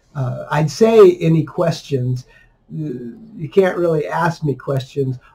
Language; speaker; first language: English; native; English